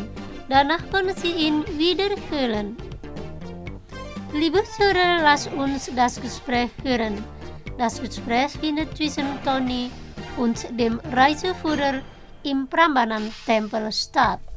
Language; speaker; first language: German; non-native, fluent; Indonesian